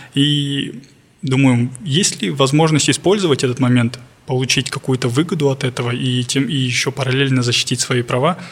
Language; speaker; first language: Russian; non-native, local second language; Kazakh